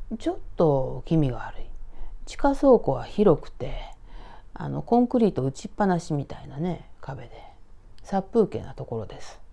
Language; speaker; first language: Japanese; native; Japanese